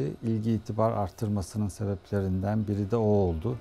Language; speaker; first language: Turkish; native; Turkish